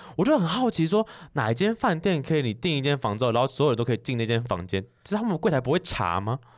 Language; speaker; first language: Chinese; native; Chinese